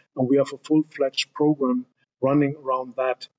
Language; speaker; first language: English; non-native, fluent; German